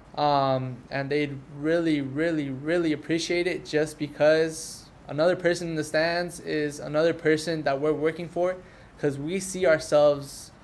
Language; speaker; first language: English; early bilingual, other home language; Spanish